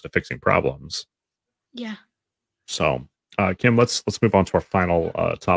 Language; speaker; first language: English; native; English